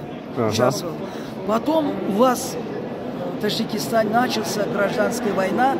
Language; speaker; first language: Russian; non-native, local second language; Uzbek